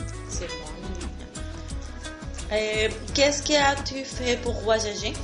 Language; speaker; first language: French; non-native, learner; Spanish